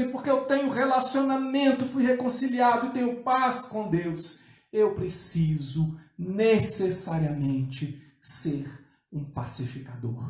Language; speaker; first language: Portuguese; native; Portuguese